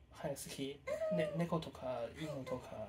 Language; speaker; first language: Japanese; non-native, fluent; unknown